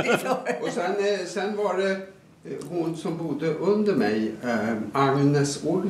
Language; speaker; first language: Swedish; native; Swedish